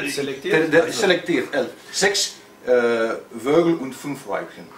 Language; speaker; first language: German; non-native, learner; Dutch